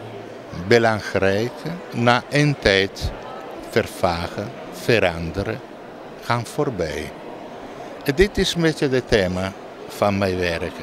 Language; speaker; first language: Dutch; non-native, learner; Italian